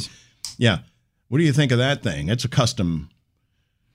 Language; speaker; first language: English; native; English